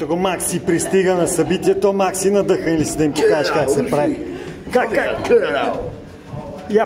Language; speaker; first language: Bulgarian; native; Bulgarian